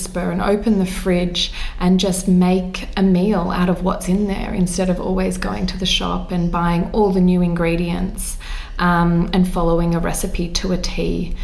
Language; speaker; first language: English; native; English